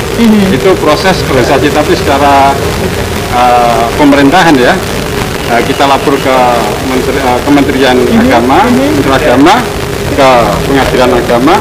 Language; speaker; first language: Indonesian; native; Indonesian